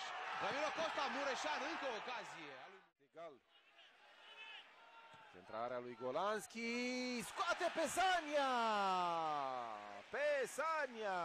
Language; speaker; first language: Romanian; native; Romanian